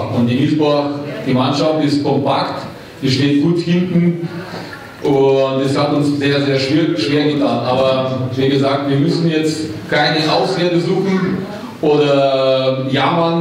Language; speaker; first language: German; non-native, fluent; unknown